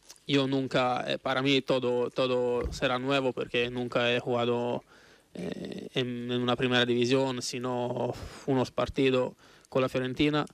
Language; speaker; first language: Spanish; non-native, fluent; Italian